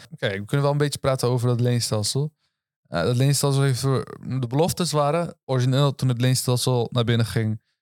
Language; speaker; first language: Dutch; early bilingual, other home language; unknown